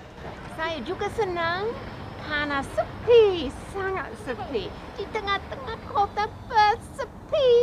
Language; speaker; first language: Indonesian; non-native, fluent; English